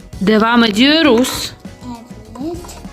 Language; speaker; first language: Turkish; non-native, learner; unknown